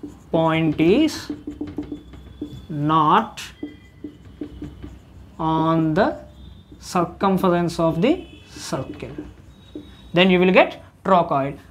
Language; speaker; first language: English; non-native, local second language; Telugu